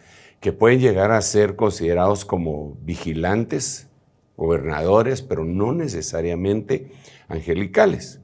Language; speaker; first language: Spanish; native; Spanish